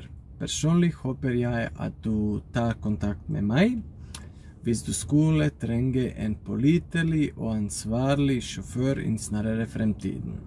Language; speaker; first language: Norwegian; non-native, learner; Bosnian